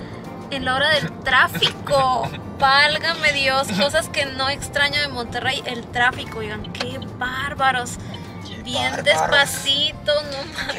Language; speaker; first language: Spanish; native; Spanish